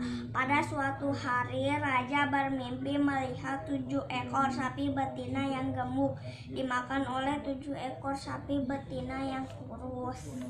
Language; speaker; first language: Indonesian; native; Indonesian